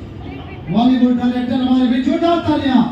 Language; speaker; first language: Hindi; native; Hindi